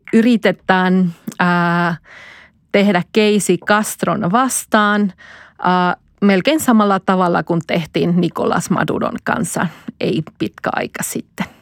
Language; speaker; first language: Finnish; non-native, fluent; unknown